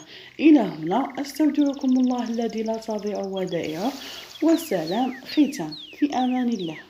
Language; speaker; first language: Arabic; native; Arabic